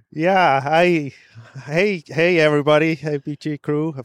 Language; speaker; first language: English; non-native, fluent; German